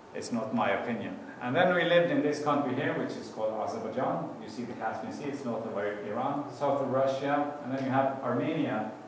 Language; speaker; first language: English; non-native, fluent; Norwegian